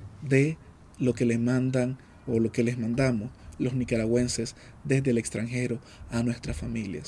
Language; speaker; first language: Spanish; native; Spanish